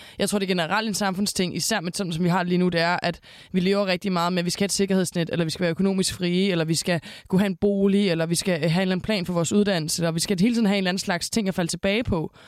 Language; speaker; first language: Danish; native; Danish